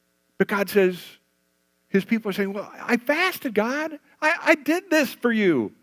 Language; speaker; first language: English; native; English